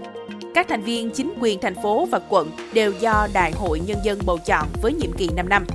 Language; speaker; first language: Vietnamese; native; Vietnamese